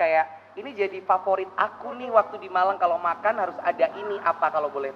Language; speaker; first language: Indonesian; native; Indonesian